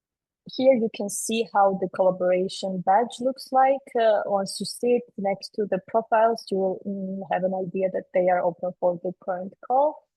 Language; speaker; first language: English; non-native, fluent; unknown